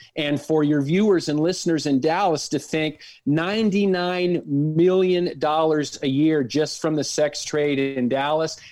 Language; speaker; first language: English; native; English